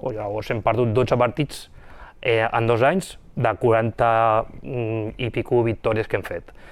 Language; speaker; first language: Catalan; non-native, local second language; Spanish